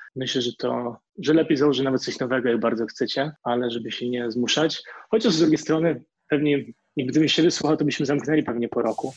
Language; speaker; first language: Polish; native; Polish